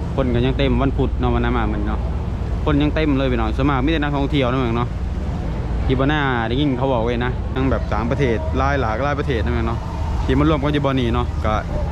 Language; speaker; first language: Thai; native; Thai